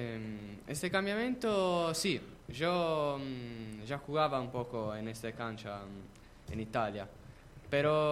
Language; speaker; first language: Spanish; non-native, learner; Italian